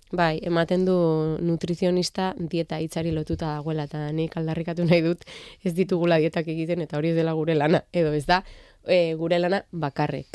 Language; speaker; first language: Basque; non-native, local second language; Spanish